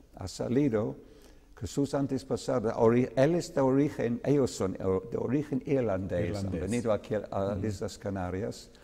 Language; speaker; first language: Spanish; non-native, learner; English